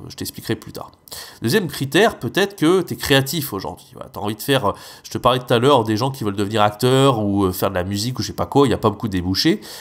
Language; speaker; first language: French; native; French